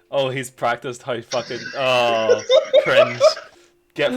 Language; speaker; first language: English; native; English